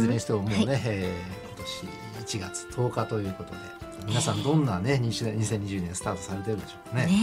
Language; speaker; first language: Japanese; native; Japanese